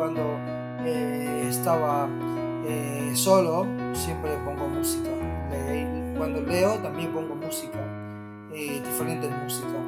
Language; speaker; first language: Spanish; non-native, learner; Chinese